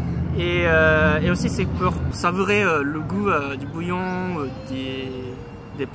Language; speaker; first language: French; non-native, fluent; Japanese